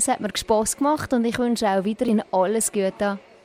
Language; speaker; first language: German; native; German